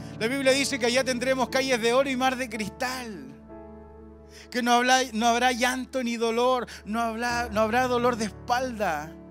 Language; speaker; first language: Spanish; native; Spanish